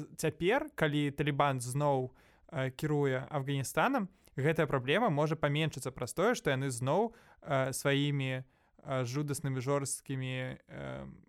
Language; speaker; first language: Belarusian; non-native, local second language; Russian